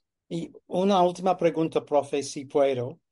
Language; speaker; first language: Spanish; non-native, fluent; English